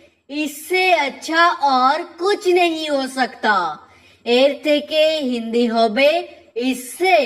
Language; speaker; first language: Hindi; non-native, fluent; Bangla